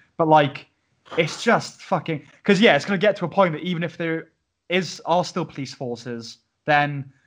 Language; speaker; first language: English; native; English